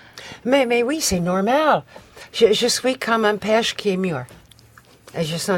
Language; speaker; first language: French; non-native, fluent; English